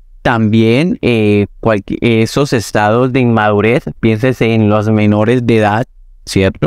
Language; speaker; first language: Spanish; native; Spanish